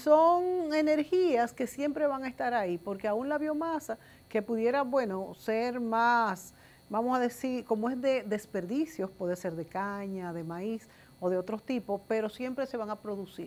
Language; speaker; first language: Spanish; native; Spanish